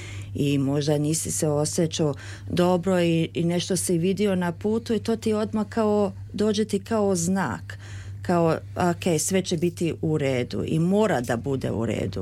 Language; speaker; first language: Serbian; early bilingual, heritage; Serbian